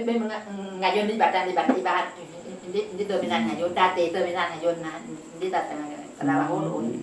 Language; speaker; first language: Filipino; non-native, learner; Vietnamese